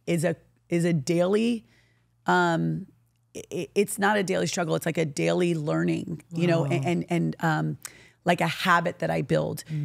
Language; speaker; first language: English; native; English